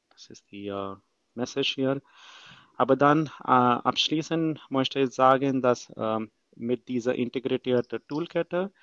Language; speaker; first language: German; non-native, fluent; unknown